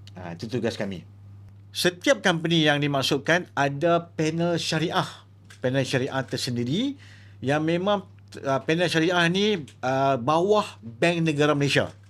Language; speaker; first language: Malay; native; Malay